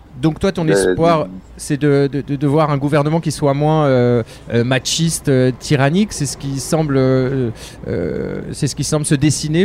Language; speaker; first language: French; native; French